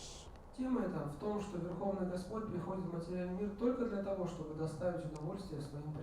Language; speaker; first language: Russian; native; Russian